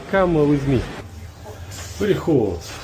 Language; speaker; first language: English; non-native, learner; Russian